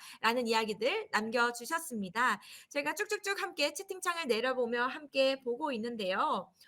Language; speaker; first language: Korean; native; Korean